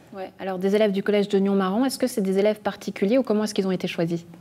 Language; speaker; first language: French; native; French